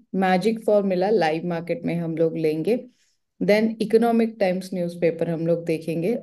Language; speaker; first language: Hindi; non-native, local second language; Marathi